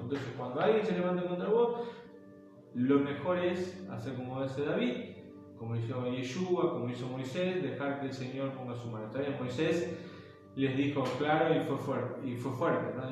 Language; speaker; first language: Spanish; native; Spanish